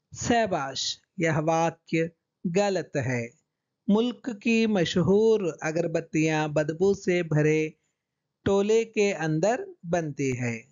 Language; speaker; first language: Hindi; non-native, local second language; Telugu